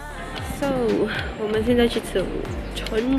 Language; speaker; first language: Chinese; early bilingual, heritage; Cantonese